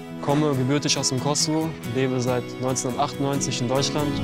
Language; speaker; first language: German; early bilingual, other home language; Albanian